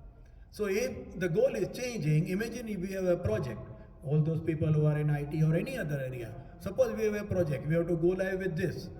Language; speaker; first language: English; non-native, local second language; Hindi